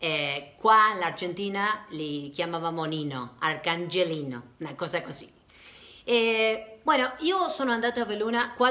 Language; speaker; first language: Italian; non-native, learner; Spanish